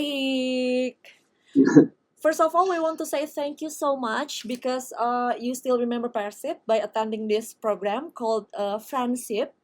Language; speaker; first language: English; non-native, fluent; Indonesian